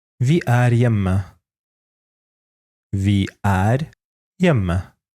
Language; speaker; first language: Norwegian; non-native, fluent; Polish